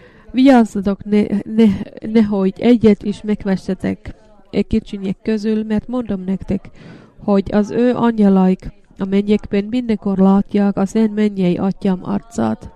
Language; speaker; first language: Hungarian; non-native, learner; Finnish